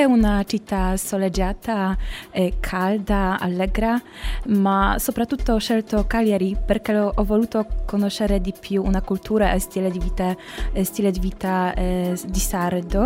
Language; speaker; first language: Italian; non-native, learner; Polish